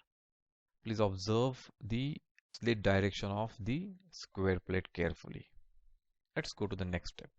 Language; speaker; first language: English; non-native, local second language; Marathi